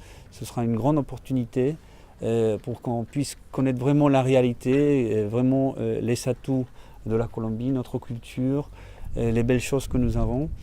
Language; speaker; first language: French; non-native, fluent; Spanish